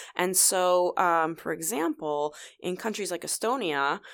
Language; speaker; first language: English; native; English